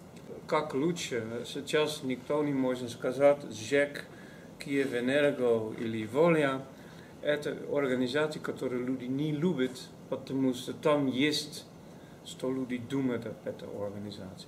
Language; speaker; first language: Russian; non-native, learner; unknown